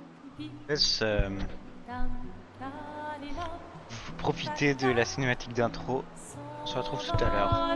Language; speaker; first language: French; native; French